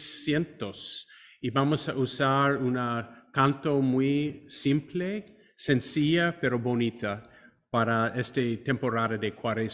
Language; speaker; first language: Spanish; non-native, fluent; English